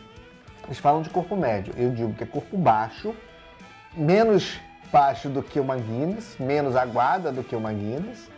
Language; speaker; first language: Portuguese; native; Portuguese